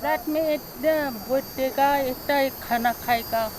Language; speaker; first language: Hindi; non-native, local second language; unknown